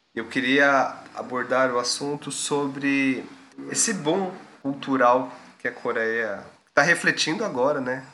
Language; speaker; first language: Portuguese; native; Portuguese